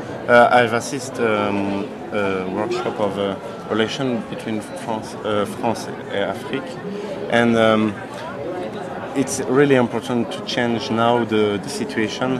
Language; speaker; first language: English; non-native, learner; French